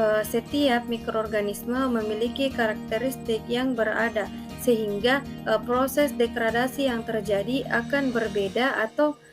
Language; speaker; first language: Indonesian; native; Indonesian